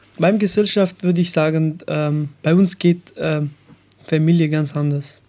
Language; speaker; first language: German; non-native, learner; Persian